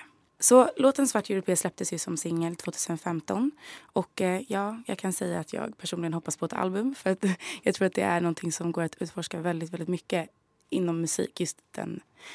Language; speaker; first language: Swedish; native; Swedish